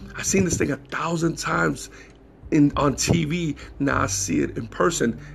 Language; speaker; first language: English; native; English